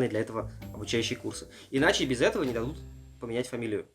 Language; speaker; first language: Russian; native; Russian